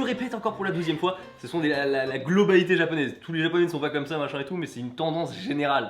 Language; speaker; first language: French; native; French